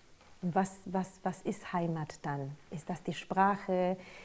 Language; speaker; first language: German; non-native, fluent; Spanish